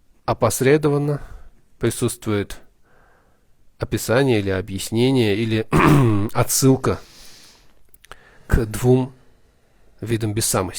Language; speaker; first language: Russian; native; Russian